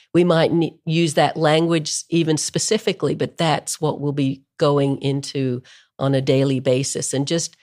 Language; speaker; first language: English; native; English